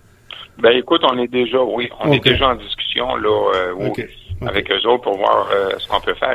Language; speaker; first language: French; native; French